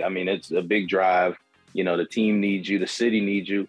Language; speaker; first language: English; native; English